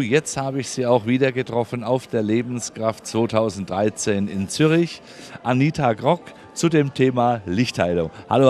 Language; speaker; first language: German; native; German